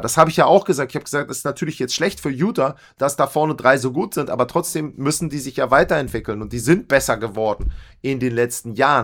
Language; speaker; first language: German; native; German